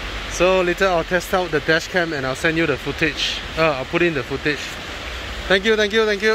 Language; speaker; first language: English; non-native, local second language; Chinese